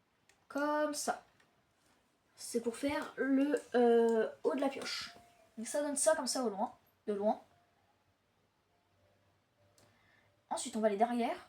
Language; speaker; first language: French; native; French